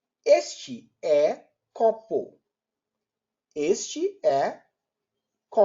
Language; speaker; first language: Portuguese; non-native, learner; Yoruba